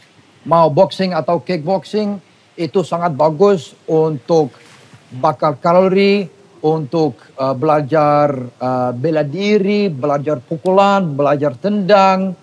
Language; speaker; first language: Indonesian; non-native, fluent; English